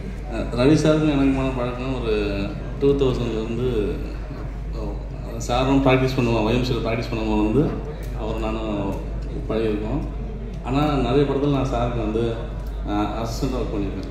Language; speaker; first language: Tamil; non-native, learner; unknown